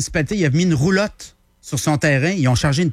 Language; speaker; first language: French; native; French